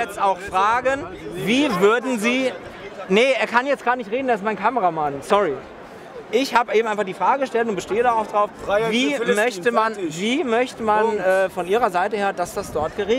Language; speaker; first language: German; native; German